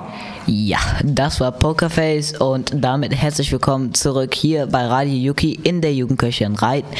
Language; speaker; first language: German; native; German